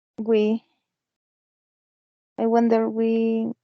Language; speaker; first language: English; non-native, learner; Spanish